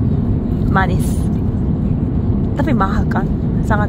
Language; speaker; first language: Indonesian; non-native, fluent; Korean